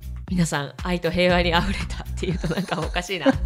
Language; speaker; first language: Japanese; native; Japanese